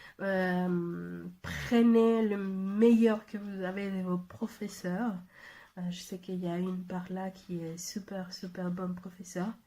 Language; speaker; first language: French; non-native, fluent; Spanish